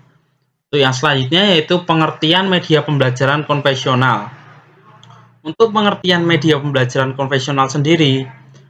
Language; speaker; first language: Indonesian; native; Indonesian